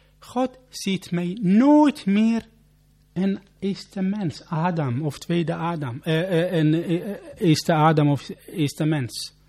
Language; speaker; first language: Dutch; non-native, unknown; Arabic